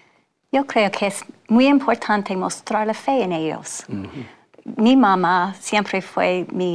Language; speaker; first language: Spanish; non-native, fluent; English